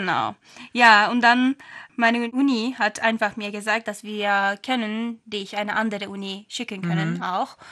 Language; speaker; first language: German; non-native, fluent; Turkish